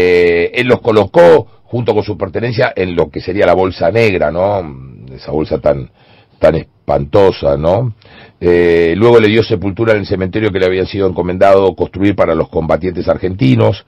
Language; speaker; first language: Spanish; native; Spanish